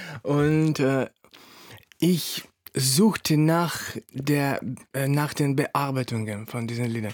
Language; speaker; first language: German; non-native, fluent; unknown